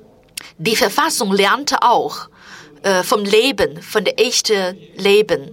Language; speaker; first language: German; non-native, fluent; Chinese